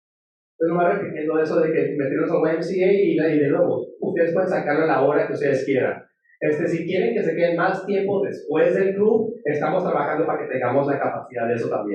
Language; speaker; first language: Spanish; native; Spanish